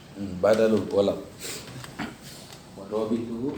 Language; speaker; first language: Arabic; non-native, fluent; Indonesian